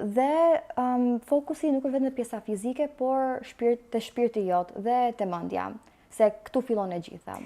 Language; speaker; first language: Albanian; early bilingual, heritage; Albanian